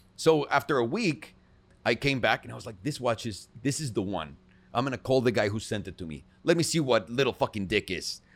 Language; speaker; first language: English; non-native, fluent; Spanish